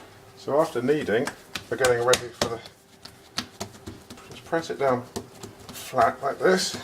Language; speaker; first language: English; native; English